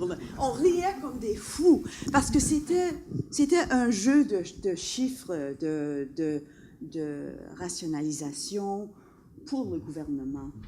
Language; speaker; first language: French; non-native, local second language; English